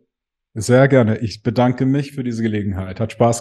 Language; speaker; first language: German; native; German